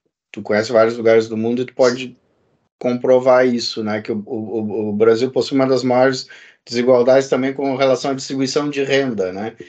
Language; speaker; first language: Portuguese; native; Portuguese